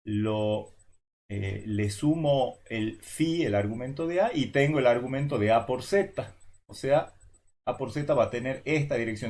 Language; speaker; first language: Spanish; native; Spanish